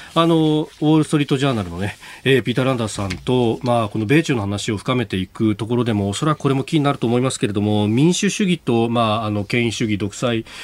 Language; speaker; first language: Japanese; native; Japanese